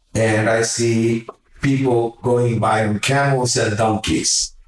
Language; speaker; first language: English; non-native, fluent; Hungarian